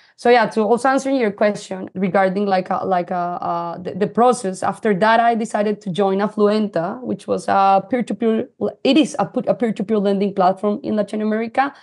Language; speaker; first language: English; non-native, fluent; Spanish